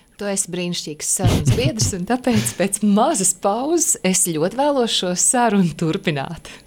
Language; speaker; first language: Latvian; native; Latvian